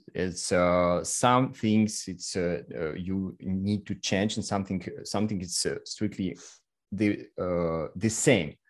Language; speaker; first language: English; non-native, learner; Russian